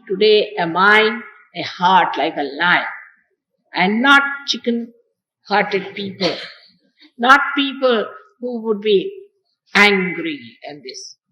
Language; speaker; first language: English; non-native, local second language; Marathi